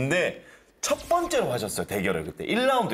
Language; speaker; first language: Korean; native; Korean